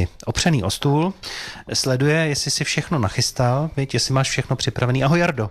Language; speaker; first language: Czech; native; Czech